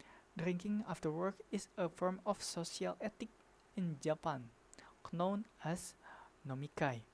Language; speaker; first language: English; non-native, learner; Indonesian